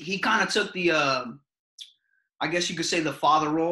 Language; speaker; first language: English; native; English